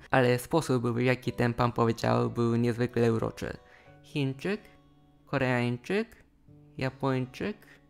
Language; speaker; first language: Polish; non-native, fluent; Japanese